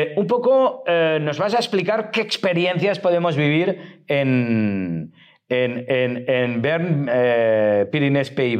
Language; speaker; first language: Spanish; native; Spanish